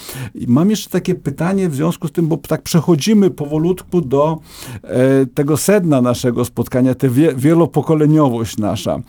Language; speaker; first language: Polish; native; Polish